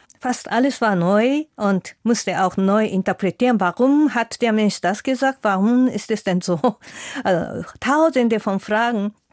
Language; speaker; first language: German; non-native, fluent; Japanese